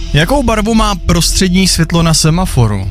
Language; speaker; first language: Czech; native; Czech